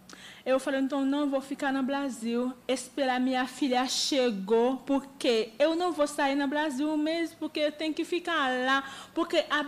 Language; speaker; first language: Portuguese; non-native, learner; Haitian Creole